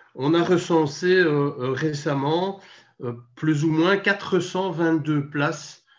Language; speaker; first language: French; native; French